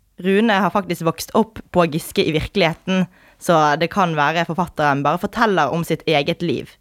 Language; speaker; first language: Norwegian; native; Norwegian